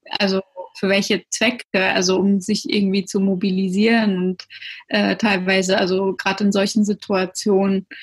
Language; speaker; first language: German; early bilingual, other home language; Russian